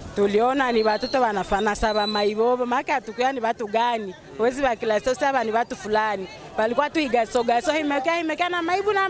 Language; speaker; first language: Swahili; native; Swahili